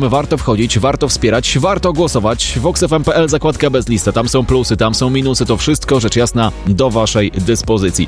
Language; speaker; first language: Polish; native; Polish